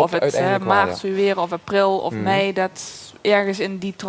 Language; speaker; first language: Dutch; native; Dutch